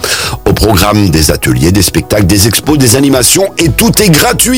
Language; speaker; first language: French; native; French